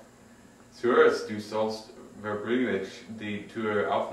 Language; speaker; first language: German; non-native, learner; English